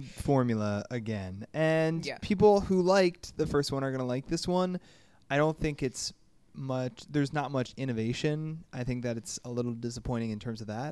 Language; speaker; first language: English; native; English